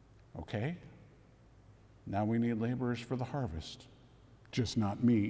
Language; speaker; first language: English; native; English